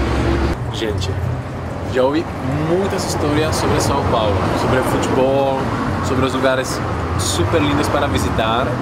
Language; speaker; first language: Portuguese; non-native, fluent; Czech